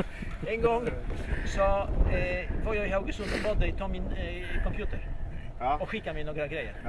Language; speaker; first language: Swedish; non-native, fluent; Polish